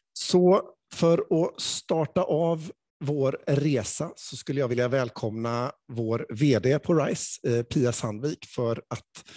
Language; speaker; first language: Swedish; native; Swedish